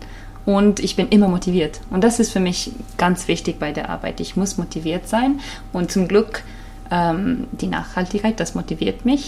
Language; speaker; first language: German; non-native, fluent; Japanese